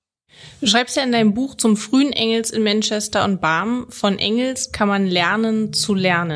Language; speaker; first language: German; native; German